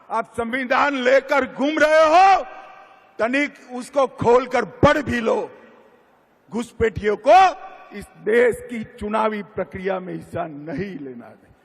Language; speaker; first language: Hindi; native; Hindi